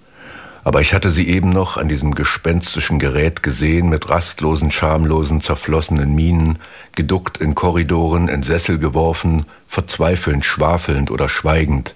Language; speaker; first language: German; native; German